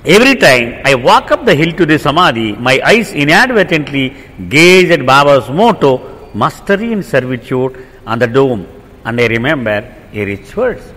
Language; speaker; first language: English; non-native, local second language; Telugu